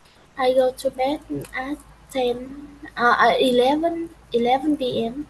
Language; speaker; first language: English; non-native, learner; Vietnamese